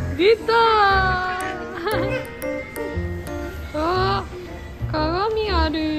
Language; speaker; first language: Japanese; native; Japanese